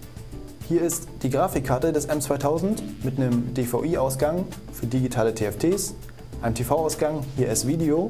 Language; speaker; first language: German; native; German